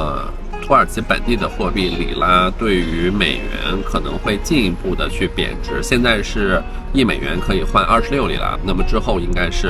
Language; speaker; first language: Chinese; native; Chinese